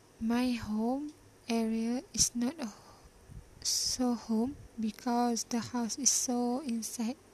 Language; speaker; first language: English; non-native, learner; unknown